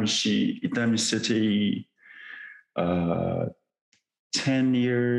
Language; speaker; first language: English; non-native, fluent; Japanese